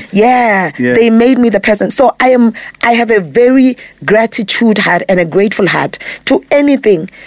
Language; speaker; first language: English; non-native, local second language; Zulu